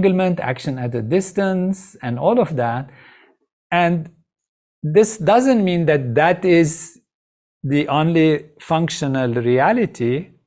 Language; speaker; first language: English; non-native, fluent; Arabic